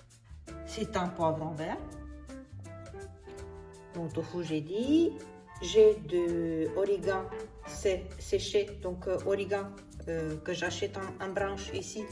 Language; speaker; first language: French; non-native, fluent; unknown